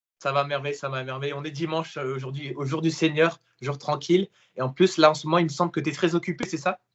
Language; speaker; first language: French; native; French